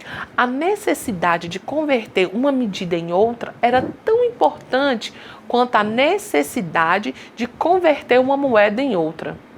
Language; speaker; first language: Portuguese; native; Portuguese